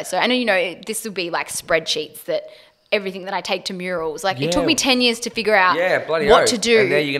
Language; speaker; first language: English; native; English